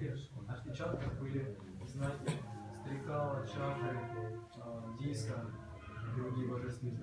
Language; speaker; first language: Russian; native; Russian